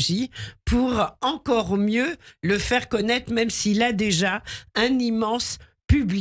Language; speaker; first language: French; native; French